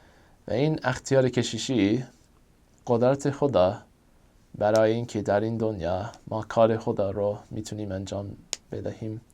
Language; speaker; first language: Persian; non-native, fluent; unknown